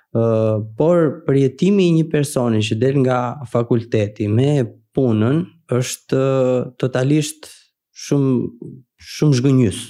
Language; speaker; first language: Albanian; native; Albanian